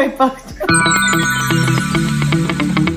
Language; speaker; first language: Russian; early bilingual, heritage; Russian